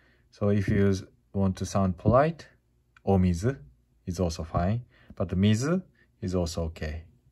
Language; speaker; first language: English; non-native, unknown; Japanese